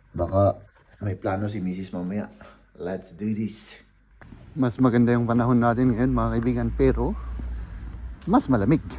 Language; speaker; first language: Filipino; native; Filipino